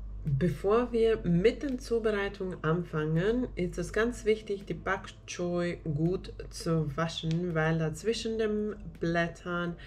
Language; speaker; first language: German; non-native, fluent; Finnish